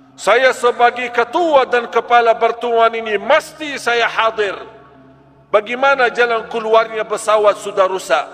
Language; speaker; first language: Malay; non-native, fluent; Arabic